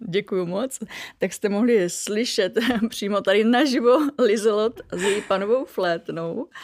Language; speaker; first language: Czech; native; Czech